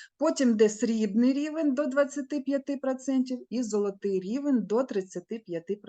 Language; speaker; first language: Ukrainian; non-native, local second language; Russian